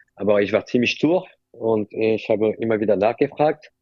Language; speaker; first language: German; non-native, fluent; French